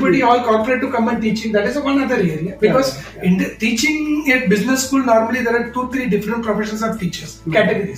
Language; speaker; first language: English; non-native, local second language; Tamil